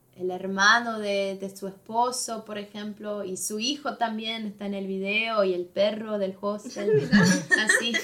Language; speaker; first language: Spanish; non-native, fluent; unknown